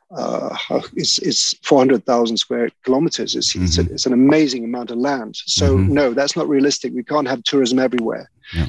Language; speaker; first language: English; native; English